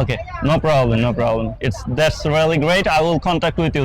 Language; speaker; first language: English; non-native, local second language; Bangla